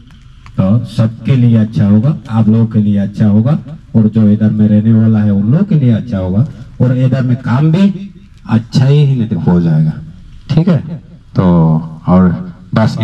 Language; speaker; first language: Hindi; non-native, local second language; Chakma